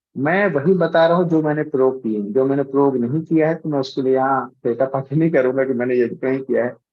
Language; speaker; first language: Hindi; native; Hindi